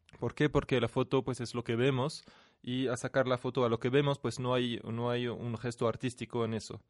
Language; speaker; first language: Spanish; non-native, fluent; French